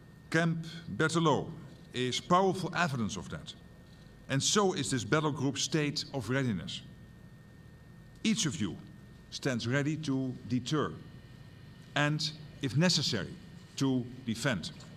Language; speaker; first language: English; non-native, fluent; Dutch